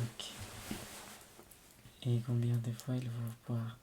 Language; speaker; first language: French; non-native, fluent; Spanish